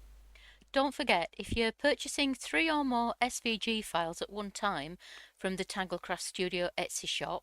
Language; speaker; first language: English; native; English